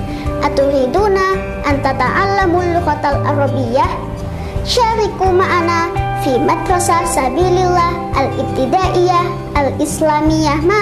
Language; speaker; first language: Arabic; non-native, learner; Indonesian